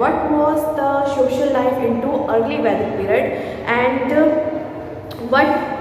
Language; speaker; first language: English; non-native, local second language; Hindi